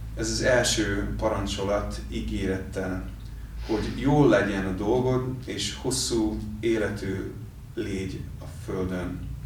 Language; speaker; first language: Hungarian; non-native, fluent; English